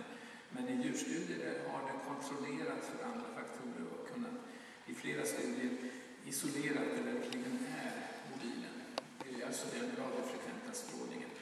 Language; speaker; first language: Swedish; native; Swedish